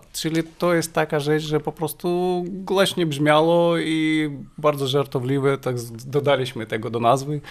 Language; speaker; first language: Polish; non-native, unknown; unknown